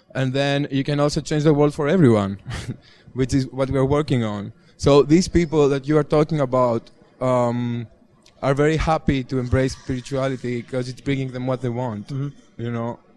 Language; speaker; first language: English; non-native, fluent; Greek